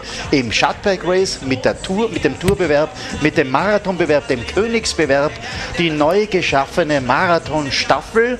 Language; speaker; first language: German; native; German